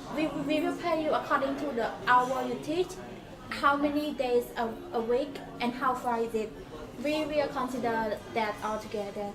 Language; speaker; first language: English; non-native, learner; Khmer